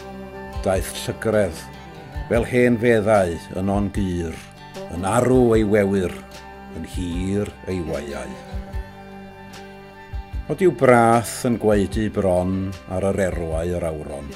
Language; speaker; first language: Welsh; native; Welsh